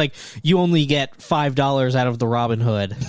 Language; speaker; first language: English; native; English